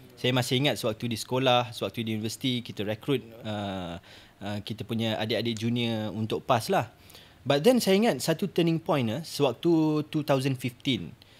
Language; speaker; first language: Malay; native; Malay